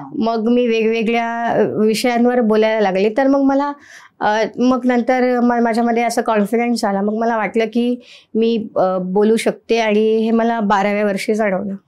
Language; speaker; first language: Marathi; non-native, local second language; Urdu